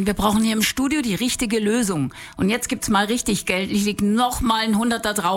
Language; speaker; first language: German; native; German